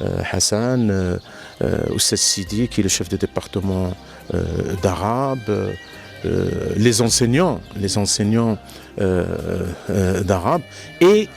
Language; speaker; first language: French; non-native, local second language; Arabic